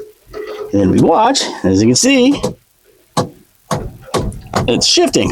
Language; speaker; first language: English; native; English